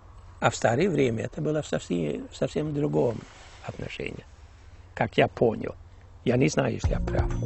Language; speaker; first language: Russian; early bilingual, heritage; Russian